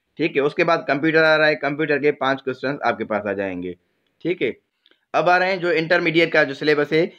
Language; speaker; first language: Urdu; non-native, local second language; Sindhi